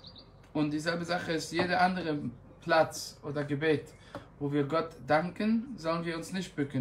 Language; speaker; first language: German; non-native, fluent; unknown